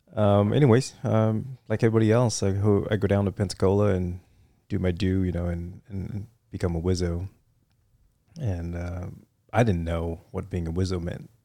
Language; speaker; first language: English; non-native, fluent; French